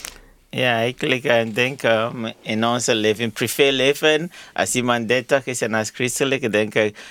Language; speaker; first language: Dutch; non-native, learner; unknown